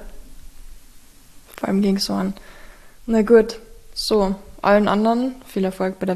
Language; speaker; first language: German; native; German